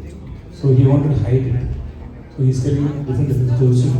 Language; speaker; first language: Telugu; non-native, learner; Tamil